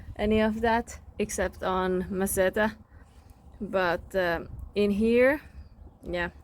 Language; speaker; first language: English; non-native, fluent; Finnish